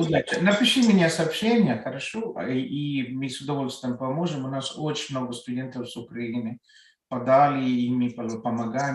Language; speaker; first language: Russian; non-native, fluent; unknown